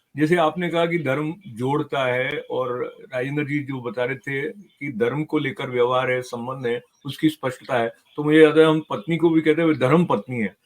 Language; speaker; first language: Hindi; native; Hindi